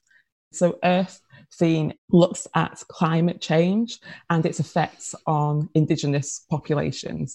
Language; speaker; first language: English; native; English